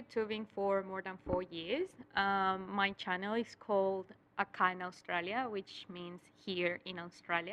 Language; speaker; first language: English; non-native, fluent; Spanish